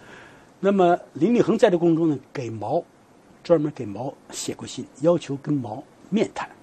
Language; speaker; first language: Chinese; native; Chinese